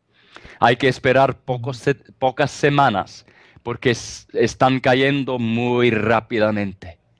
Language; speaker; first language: Spanish; non-native, fluent; Italian